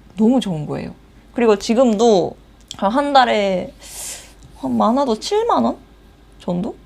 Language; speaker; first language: Korean; non-native, fluent; Japanese